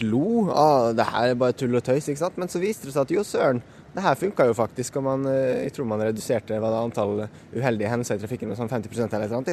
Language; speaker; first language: Norwegian; native; Norwegian